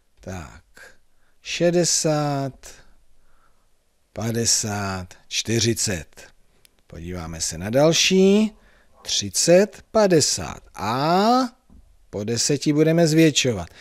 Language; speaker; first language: Czech; native; Czech